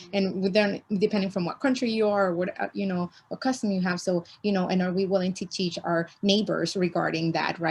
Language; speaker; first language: English; early bilingual, other home language; Spanish